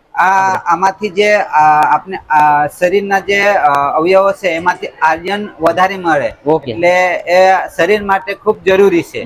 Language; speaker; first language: Gujarati; non-native, local second language; Kukna